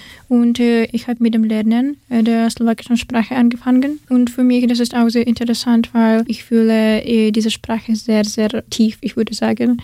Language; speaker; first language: German; non-native, learner; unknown